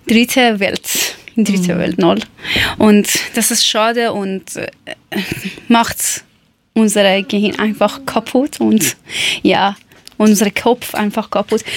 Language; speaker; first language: German; non-native, learner; Persian